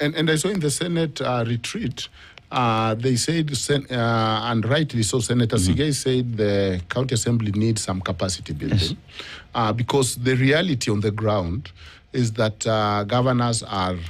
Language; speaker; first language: English; non-native, local second language; Luo (Kenya and Tanzania)